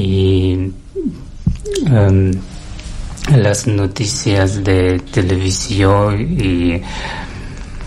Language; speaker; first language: Catalan; non-native, learner; Russian